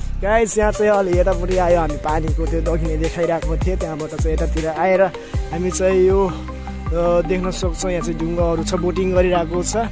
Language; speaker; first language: Nepali; non-native, local second language; Rana Tharu